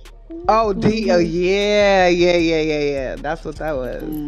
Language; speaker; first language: English; native; English